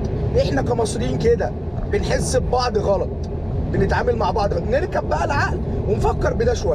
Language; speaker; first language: Arabic; native; Arabic